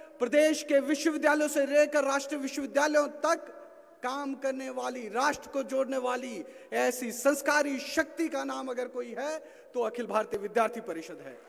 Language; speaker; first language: Hindi; native; Hindi